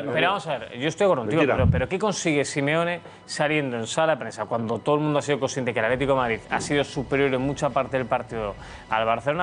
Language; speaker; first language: Spanish; native; Spanish